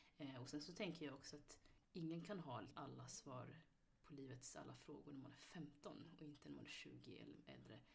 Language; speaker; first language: Swedish; early bilingual, other home language; Somali